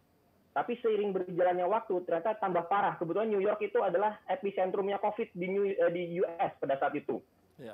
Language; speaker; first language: Indonesian; native; Indonesian